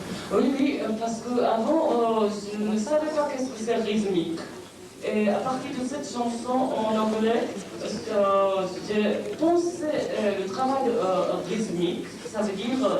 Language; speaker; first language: French; non-native, fluent; Japanese